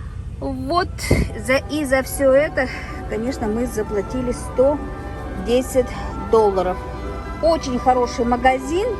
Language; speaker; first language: Russian; non-native, local second language; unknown